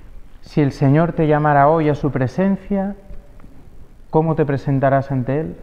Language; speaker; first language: Spanish; native; Spanish